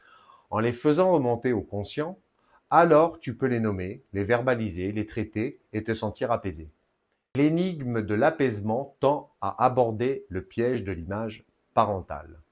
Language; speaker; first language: French; native; French